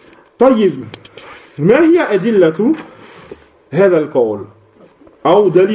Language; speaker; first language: Arabic; non-native, fluent; French